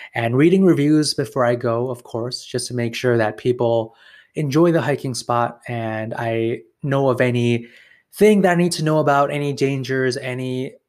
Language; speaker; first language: English; native; English